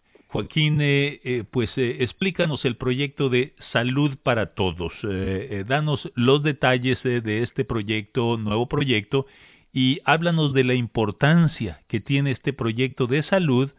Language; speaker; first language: Spanish; native; Spanish